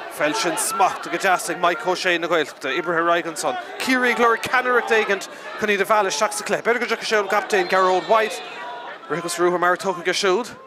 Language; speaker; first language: Irish; native; Irish